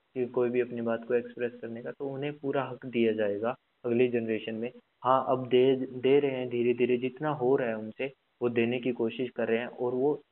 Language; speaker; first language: Hindi; native; Hindi